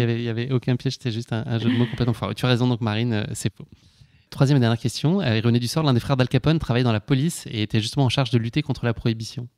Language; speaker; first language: French; native; French